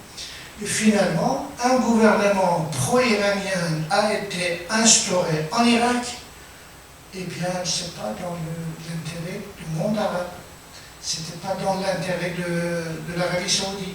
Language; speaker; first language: French; non-native, fluent; Persian